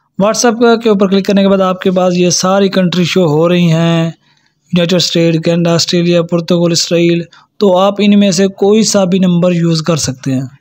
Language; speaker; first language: Urdu; non-native, local second language; Punjabi